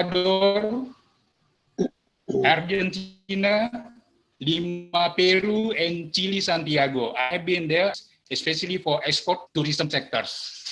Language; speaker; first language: English; non-native, learner; Indonesian